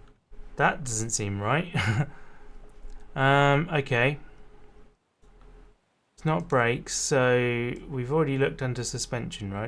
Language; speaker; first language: English; native; English